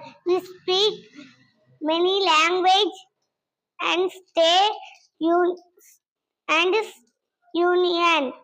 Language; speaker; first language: English; non-native, learner; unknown